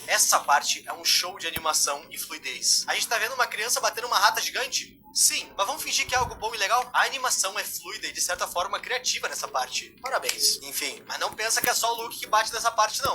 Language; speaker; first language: Portuguese; native; Portuguese